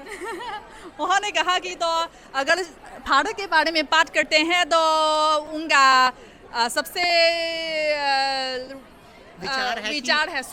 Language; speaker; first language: Hindi; non-native, fluent; Chinese